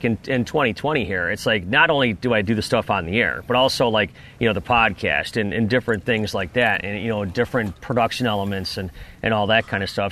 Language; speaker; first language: English; native; English